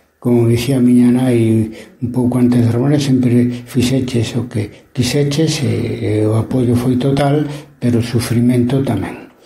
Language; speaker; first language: Galician; non-native, local second language; Spanish